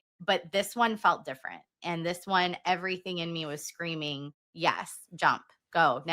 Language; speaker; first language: English; native; English